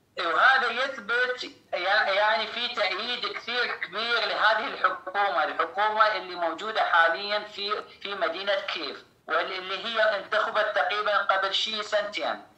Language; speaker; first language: Arabic; native; Arabic